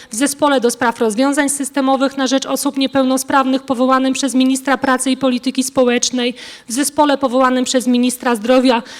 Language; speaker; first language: Polish; native; Polish